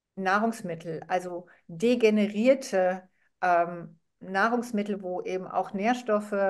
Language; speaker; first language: German; non-native, fluent; Arabic